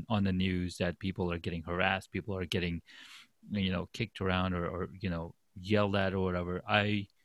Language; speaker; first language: English; non-native, fluent; Urdu